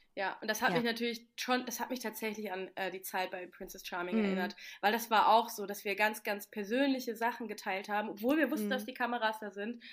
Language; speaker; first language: German; native; German